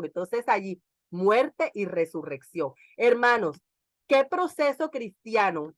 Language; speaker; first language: Spanish; native; Spanish